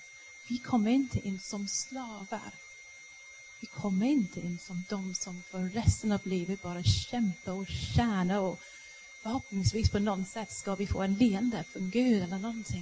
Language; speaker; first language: Swedish; non-native, fluent; English